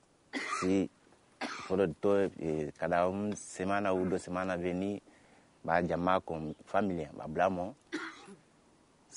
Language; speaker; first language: Spanish; non-native, learner; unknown